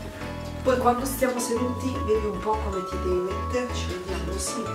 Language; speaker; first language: Italian; native; Italian